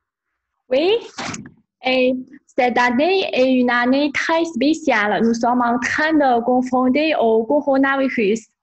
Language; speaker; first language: French; non-native, fluent; Chinese